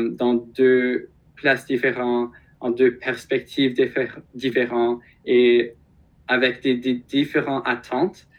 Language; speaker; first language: French; non-native, local second language; English